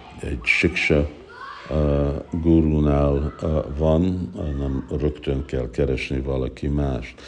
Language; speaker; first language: Hungarian; early bilingual, heritage; Hungarian